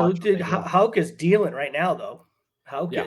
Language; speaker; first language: English; native; English